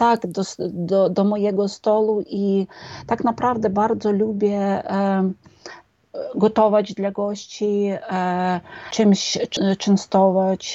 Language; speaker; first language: Polish; non-native, fluent; Ukrainian